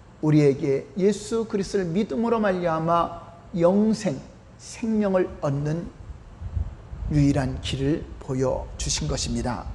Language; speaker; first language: Korean; native; Korean